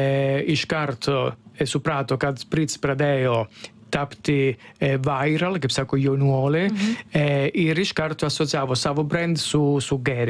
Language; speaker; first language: Lithuanian; non-native, fluent; Italian